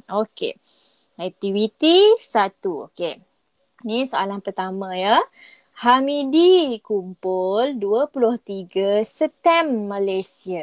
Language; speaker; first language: Malay; native; Malay